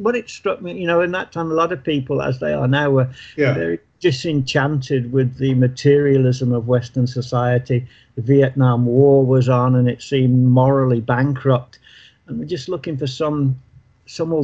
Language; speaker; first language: English; native; English